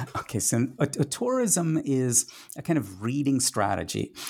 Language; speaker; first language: English; non-native, local second language; Tamil